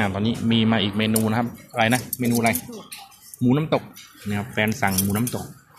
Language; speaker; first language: Thai; native; Thai